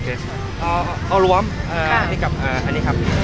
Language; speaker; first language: Thai; non-native, fluent; French